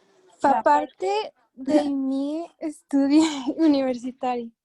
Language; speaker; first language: Italian; non-native, learner; Spanish